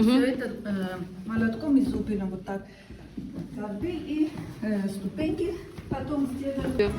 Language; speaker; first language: Russian; non-native, learner; Armenian